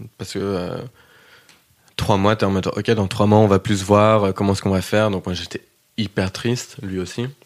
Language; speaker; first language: French; early bilingual, heritage; French